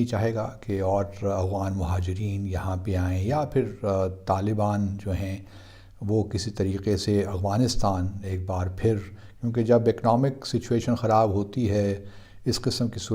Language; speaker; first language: Urdu; native; Urdu